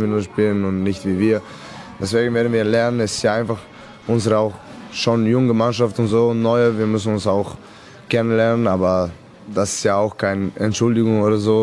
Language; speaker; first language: German; non-native, fluent; Serbian